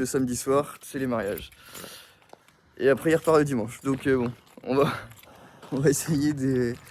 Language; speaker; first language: French; native; French